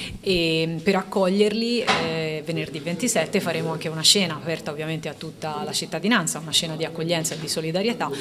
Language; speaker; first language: Italian; native; Italian